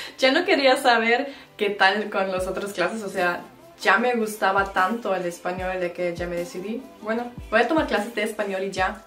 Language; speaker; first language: Spanish; non-native, fluent; German